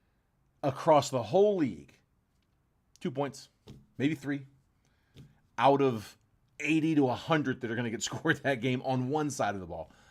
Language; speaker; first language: English; native; English